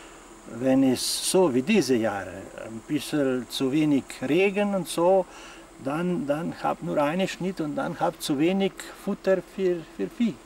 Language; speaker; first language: German; non-native, learner; Slovenian